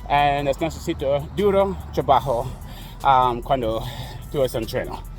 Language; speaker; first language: Spanish; non-native, learner; English